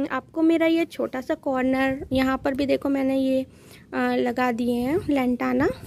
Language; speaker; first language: Hindi; native; Hindi